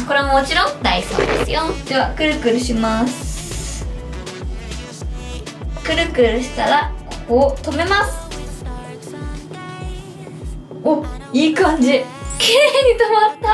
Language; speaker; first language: Japanese; native; Japanese